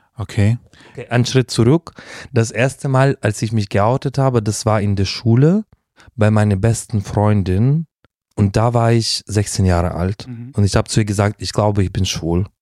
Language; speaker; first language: German; non-native, fluent; Russian